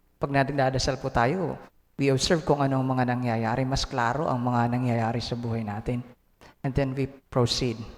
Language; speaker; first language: Filipino; non-native, local second language; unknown